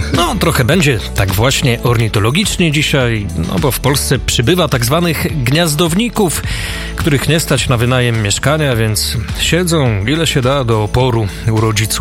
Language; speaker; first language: Polish; native; Polish